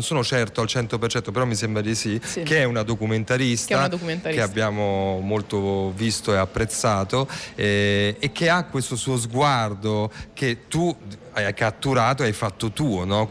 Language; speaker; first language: Italian; native; Italian